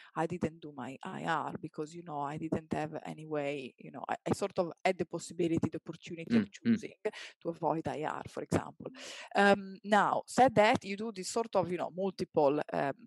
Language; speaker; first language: English; non-native, fluent; Italian